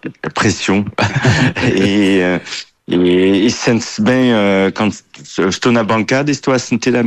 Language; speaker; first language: Portuguese; early bilingual, heritage; Portuguese